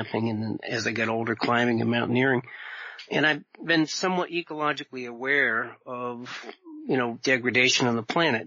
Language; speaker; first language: English; native; English